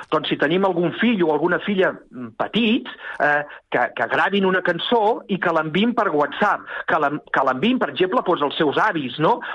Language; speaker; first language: Catalan; native; Catalan